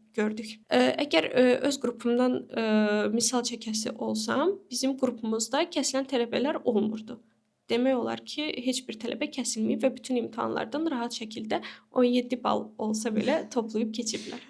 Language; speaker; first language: Azerbaijani; native; Azerbaijani